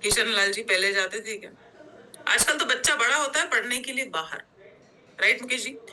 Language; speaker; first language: Hindi; non-native, local second language; Gujarati